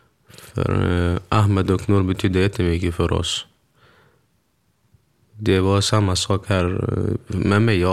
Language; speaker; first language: Swedish; early bilingual, other home language; Kurdish